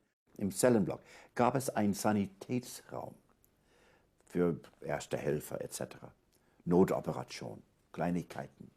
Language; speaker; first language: German; non-native, fluent; English